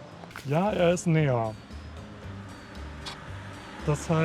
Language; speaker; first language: German; native; German